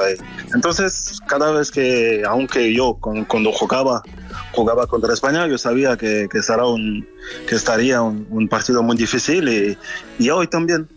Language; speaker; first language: Spanish; non-native, fluent; French